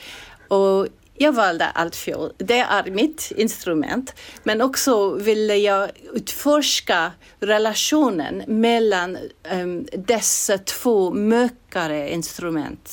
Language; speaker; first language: Swedish; non-native, fluent; English